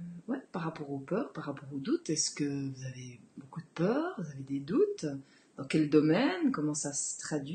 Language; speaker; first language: French; native; French